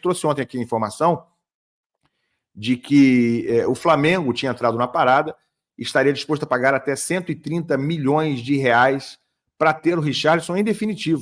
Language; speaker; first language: Portuguese; native; Portuguese